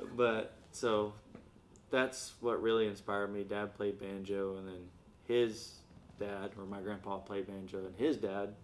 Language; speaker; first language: English; native; English